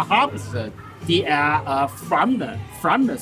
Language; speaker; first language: Danish; non-native, learner; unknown